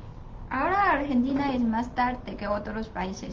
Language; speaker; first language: Spanish; non-native, learner; Chinese